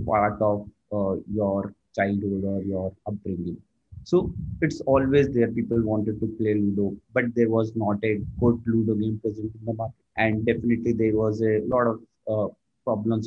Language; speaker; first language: English; non-native, local second language; Hindi